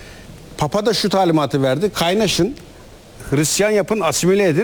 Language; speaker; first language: Turkish; native; Turkish